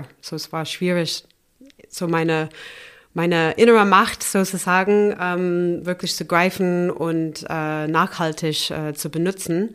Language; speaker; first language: German; non-native, fluent; English